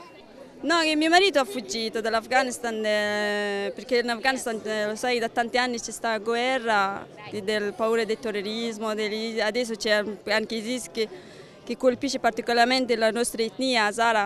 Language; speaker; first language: Italian; non-native, local second language; Hazaragi